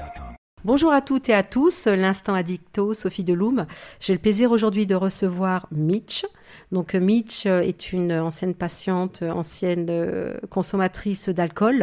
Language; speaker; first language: French; native; French